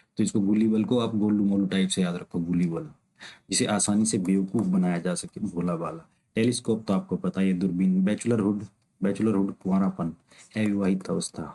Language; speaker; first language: Hindi; native; Hindi